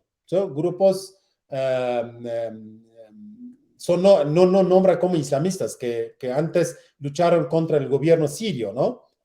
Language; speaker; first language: Spanish; non-native, learner; Kurdish